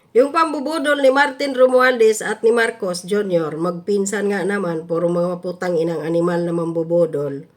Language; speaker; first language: Filipino; non-native, local second language; Cebuano